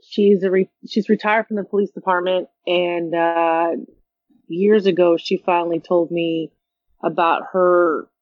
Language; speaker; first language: English; native; English